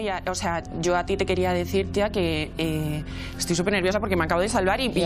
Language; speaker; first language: Spanish; native; Spanish